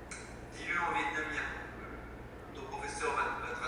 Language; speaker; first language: French; native; French